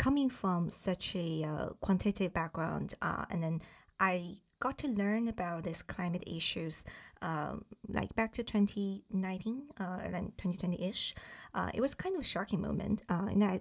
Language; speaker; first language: English; non-native, fluent; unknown